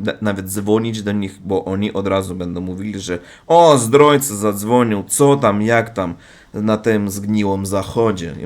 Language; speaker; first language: Polish; non-native, learner; Russian